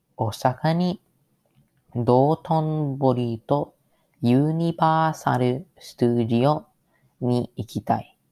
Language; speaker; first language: Japanese; non-native, learner; English